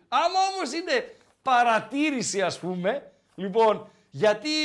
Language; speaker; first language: Greek; native; Greek